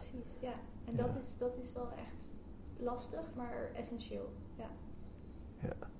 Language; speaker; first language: Dutch; native; Dutch